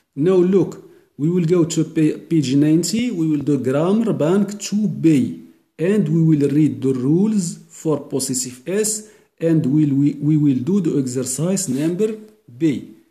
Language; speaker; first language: English; non-native, learner; Arabic